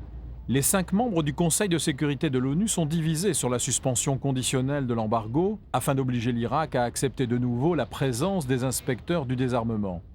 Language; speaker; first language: French; native; French